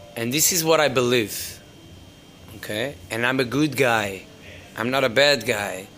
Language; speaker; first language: English; non-native, fluent; Portuguese